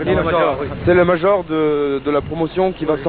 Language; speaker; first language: French; native; French